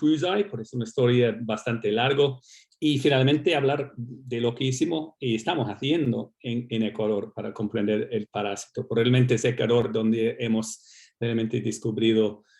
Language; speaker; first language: Spanish; non-native, fluent; English